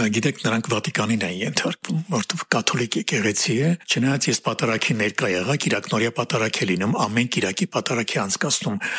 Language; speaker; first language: Armenian; native; Armenian